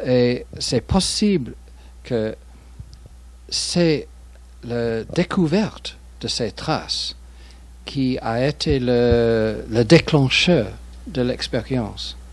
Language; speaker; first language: French; non-native, fluent; English